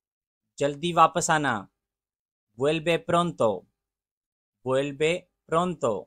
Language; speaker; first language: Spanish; non-native, learner; Urdu